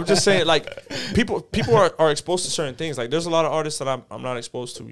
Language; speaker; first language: English; early bilingual, other home language; Spanish